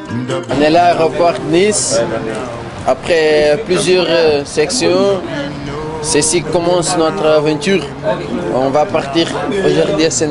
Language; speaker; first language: French; non-native, learner; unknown